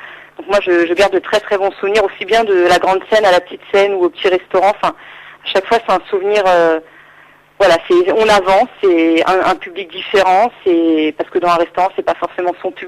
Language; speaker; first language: French; native; French